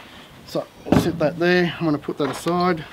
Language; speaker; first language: English; native; English